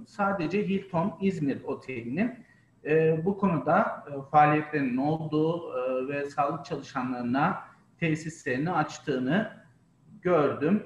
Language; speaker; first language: Turkish; native; Turkish